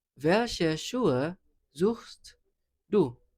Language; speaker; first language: German; non-native, fluent; Indonesian